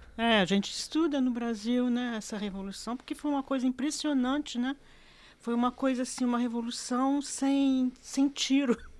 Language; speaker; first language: Portuguese; native; Portuguese